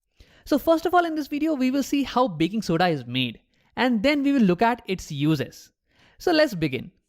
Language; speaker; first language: English; non-native, local second language; Hindi